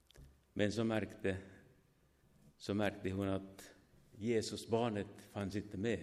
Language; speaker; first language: Swedish; non-native, fluent; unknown